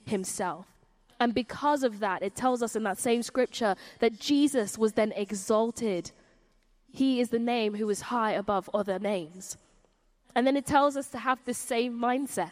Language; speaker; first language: English; native; English